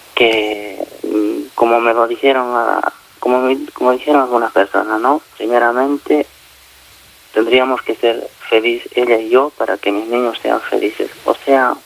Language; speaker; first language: Spanish; native; Spanish